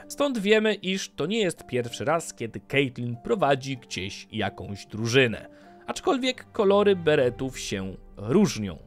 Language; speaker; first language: Polish; native; Polish